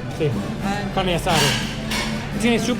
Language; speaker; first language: Spanish; non-native, learner; English